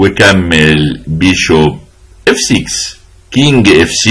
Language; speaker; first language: Arabic; native; Arabic